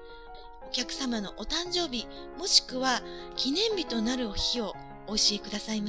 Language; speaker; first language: Japanese; native; Japanese